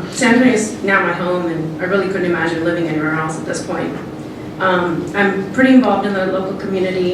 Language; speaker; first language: English; native; English